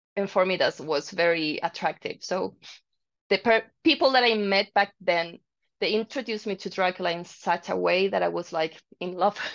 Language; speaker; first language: English; non-native, fluent; Spanish